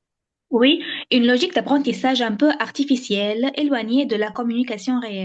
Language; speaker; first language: French; non-native, local second language; Arabic